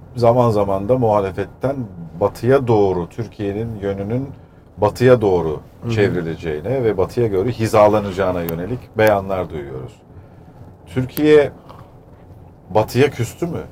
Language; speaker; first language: Turkish; native; Turkish